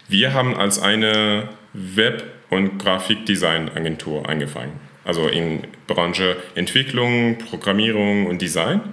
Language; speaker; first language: German; non-native, fluent; Persian